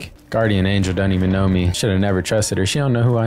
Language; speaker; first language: English; native; English